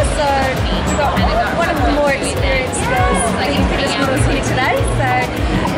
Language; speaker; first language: English; native; English